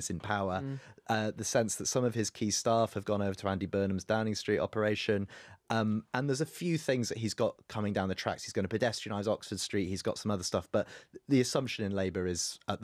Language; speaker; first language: English; native; English